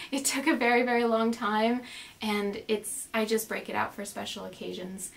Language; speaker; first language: English; native; English